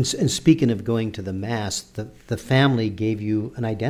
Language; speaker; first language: English; native; English